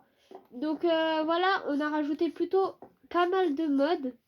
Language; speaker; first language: French; native; French